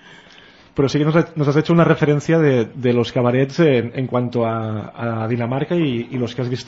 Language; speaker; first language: Spanish; non-native, local second language; Catalan